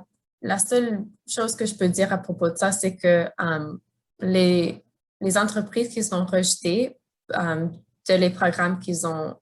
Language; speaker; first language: French; non-native, fluent; English